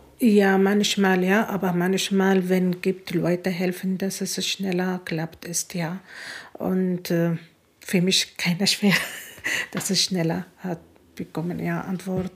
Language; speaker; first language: German; non-native, learner; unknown